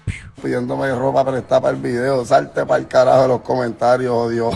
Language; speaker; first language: Spanish; native; Spanish